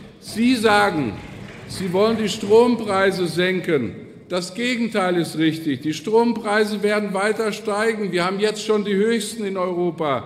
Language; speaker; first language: German; native; German